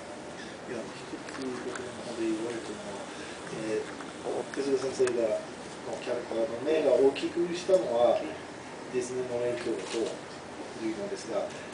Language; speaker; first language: Japanese; non-native, fluent; English